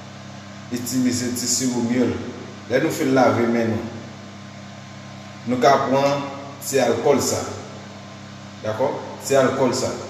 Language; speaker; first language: French; non-native, learner; Haitian Creole